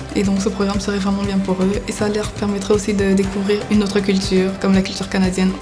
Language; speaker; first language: French; non-native, local second language; Lingala